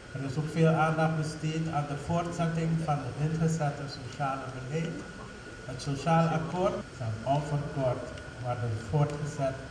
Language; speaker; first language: Dutch; native; Dutch